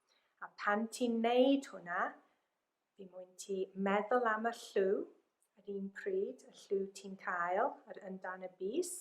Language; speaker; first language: Welsh; non-native, local second language; English